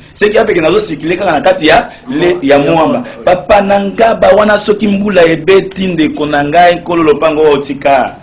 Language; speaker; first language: Lingala; native; Lingala